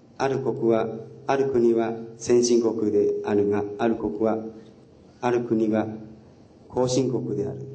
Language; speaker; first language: Japanese; non-native, fluent; Chinese